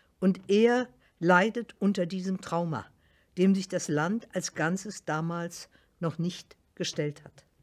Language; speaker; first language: German; native; German